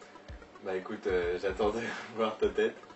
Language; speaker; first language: French; native; French